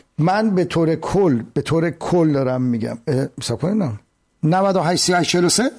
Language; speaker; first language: Persian; native; Persian